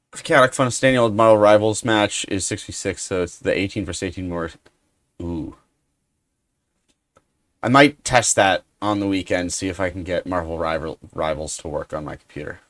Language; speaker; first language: English; native; English